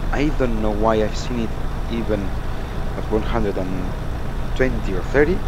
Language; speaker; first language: English; non-native, fluent; Spanish